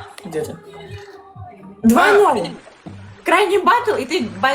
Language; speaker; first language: Russian; native; Russian